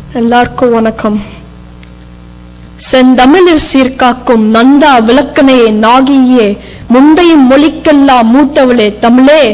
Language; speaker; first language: Tamil; early bilingual, heritage; Tamil